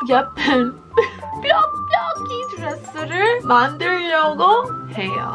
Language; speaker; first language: Korean; non-native, fluent; English